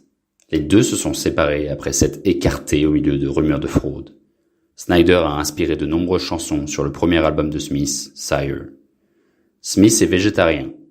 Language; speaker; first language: French; non-native, local second language; Haitian Creole